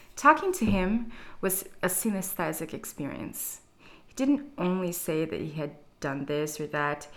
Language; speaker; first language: English; non-native, fluent; Portuguese